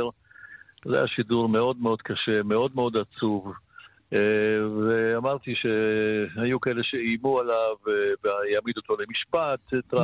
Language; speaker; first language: Hebrew; early bilingual, other home language; Polish